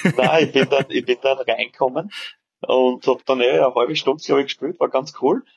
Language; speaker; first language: German; early bilingual, other home language; Serbian